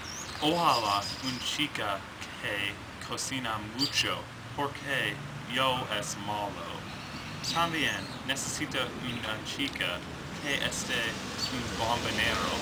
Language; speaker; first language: Spanish; non-native, learner; English